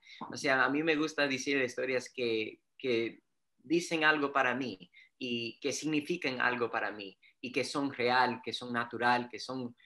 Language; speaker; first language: Spanish; early bilingual, heritage; Spanish